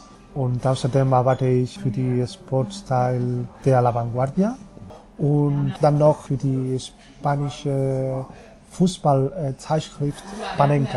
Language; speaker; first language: German; non-native, fluent; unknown